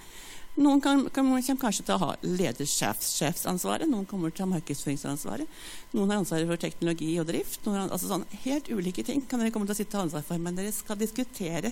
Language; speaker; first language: Norwegian; native; Norwegian